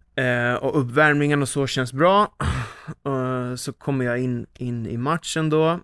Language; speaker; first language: Swedish; native; Swedish